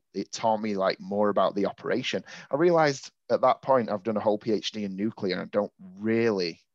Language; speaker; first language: English; native; English